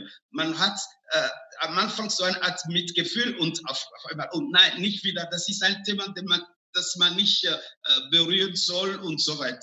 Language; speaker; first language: German; non-native, fluent; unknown